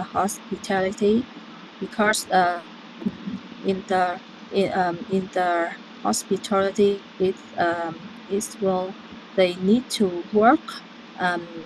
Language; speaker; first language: English; non-native, learner; Vietnamese